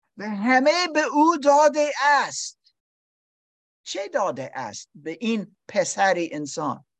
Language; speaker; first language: Persian; non-native, learner; English